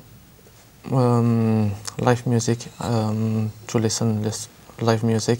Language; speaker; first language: English; non-native, learner; French